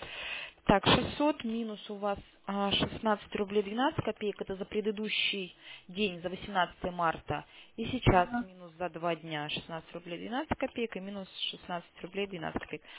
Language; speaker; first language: Russian; native; Russian